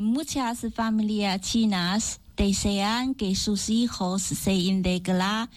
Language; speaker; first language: Spanish; non-native, learner; Chinese